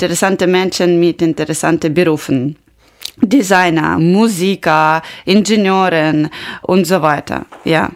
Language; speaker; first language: German; non-native, learner; Ukrainian